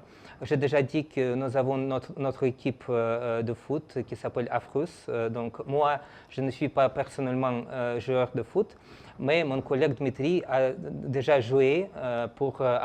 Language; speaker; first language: French; non-native, fluent; Russian